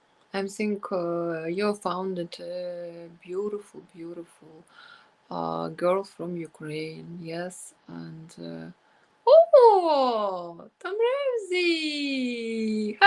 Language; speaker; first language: English; non-native, learner; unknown